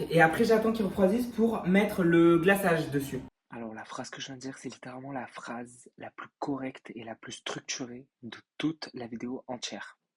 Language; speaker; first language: French; native; French